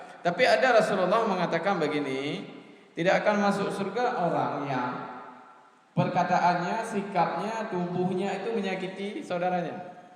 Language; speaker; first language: Malay; non-native, local second language; Achinese